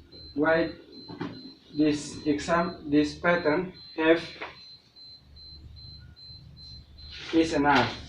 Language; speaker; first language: English; non-native, learner; Indonesian